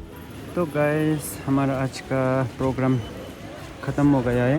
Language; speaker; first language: Hindi; non-native, local second language; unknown